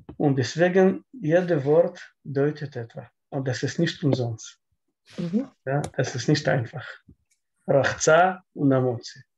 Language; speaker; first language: German; non-native, learner; Russian